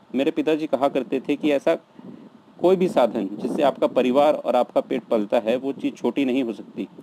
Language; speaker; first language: Hindi; native; Hindi